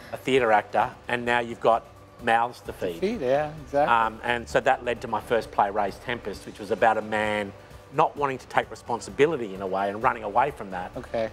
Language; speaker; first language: English; native; English